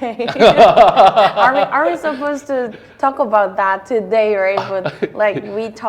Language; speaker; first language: English; non-native, fluent; Korean